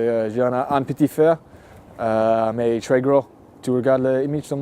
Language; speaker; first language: French; non-native, learner; English